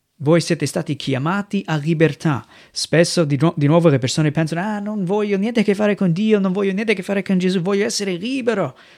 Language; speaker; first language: Italian; non-native, fluent; English